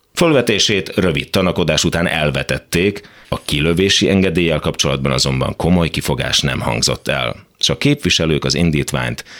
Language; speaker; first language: Hungarian; native; Hungarian